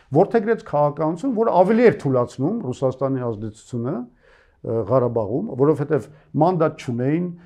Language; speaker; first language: Armenian; native; Armenian